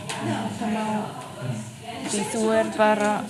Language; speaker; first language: Icelandic; non-native, fluent; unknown